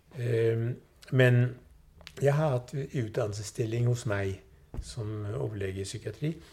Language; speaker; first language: Norwegian; early bilingual, other home language; Swedish